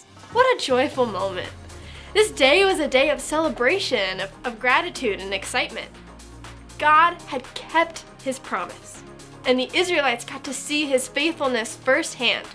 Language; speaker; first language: English; native; English